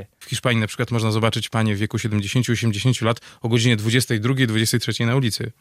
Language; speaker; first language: Polish; native; Polish